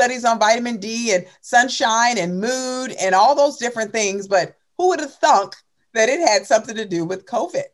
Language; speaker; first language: English; native; English